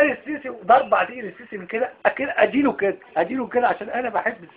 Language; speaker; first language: Arabic; native; Arabic